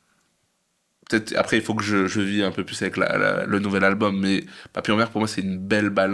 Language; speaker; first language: French; native; French